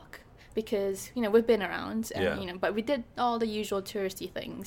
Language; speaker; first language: English; non-native, local second language; Malay